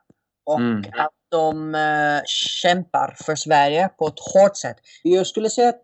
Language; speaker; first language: Swedish; non-native, fluent; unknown